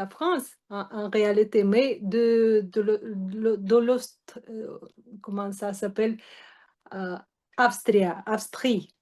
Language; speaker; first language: French; non-native, fluent; Russian